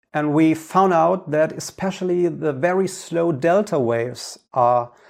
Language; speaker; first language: English; non-native, fluent; German